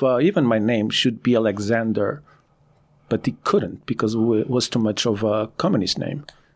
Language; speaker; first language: English; non-native, fluent; Portuguese